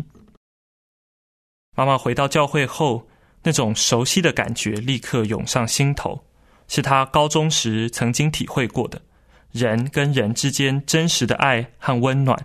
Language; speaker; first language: Chinese; native; Chinese